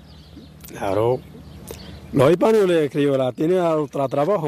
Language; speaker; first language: Spanish; non-native, learner; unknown